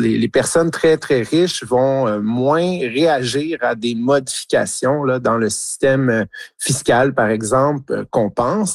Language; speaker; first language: French; native; French